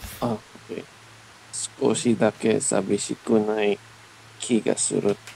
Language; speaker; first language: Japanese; non-native, learner; English